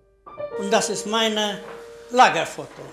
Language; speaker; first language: German; non-native, learner; Polish